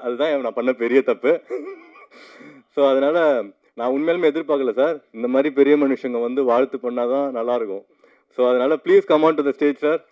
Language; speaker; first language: Tamil; native; Tamil